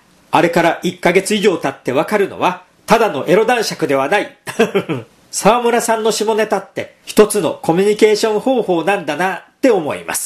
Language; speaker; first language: Japanese; native; Japanese